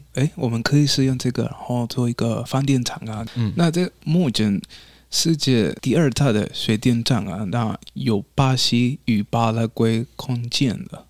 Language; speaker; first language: Chinese; non-native, fluent; Spanish